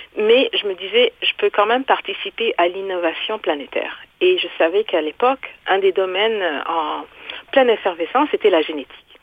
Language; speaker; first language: French; non-native, local second language; Kinyarwanda